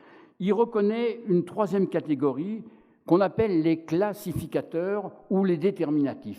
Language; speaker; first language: French; native; French